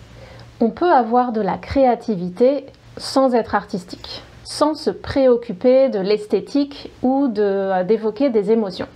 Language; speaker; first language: French; native; French